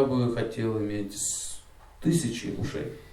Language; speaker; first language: Russian; native; Russian